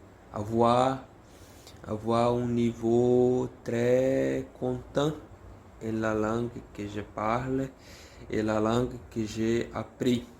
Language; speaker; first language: French; non-native, learner; Portuguese